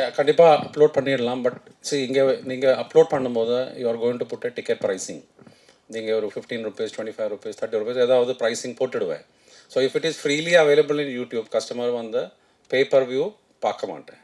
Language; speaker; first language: Tamil; non-native, fluent; Malayalam